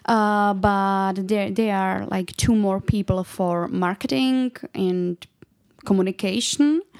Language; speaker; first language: English; non-native, learner; Czech